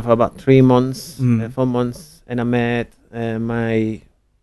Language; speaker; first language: English; non-native, fluent; Italian